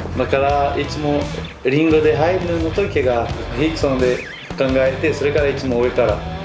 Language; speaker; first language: Japanese; non-native, learner; Portuguese